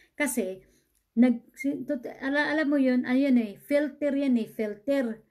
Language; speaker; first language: Filipino; non-native, local second language; Cebuano